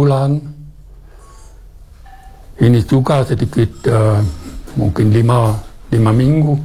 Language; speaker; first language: Indonesian; non-native, fluent; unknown